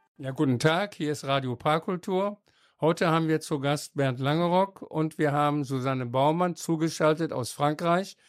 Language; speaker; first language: German; native; German